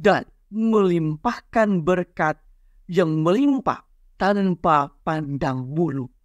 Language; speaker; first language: Indonesian; native; Indonesian